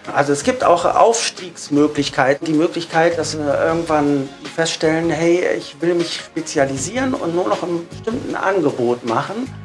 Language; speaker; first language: German; native; German